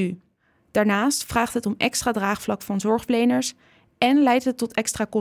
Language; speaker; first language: Dutch; native; Dutch